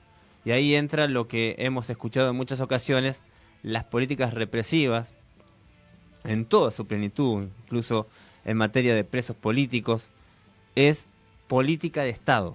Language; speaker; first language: Spanish; native; Spanish